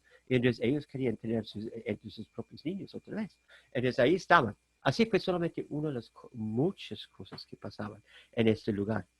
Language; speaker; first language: Spanish; non-native, fluent; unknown